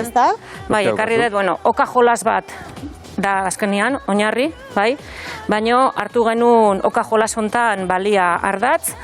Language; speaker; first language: Basque; native; Basque